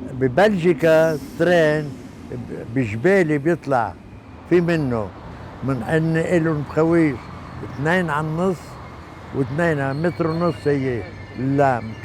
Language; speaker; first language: Arabic; native; Arabic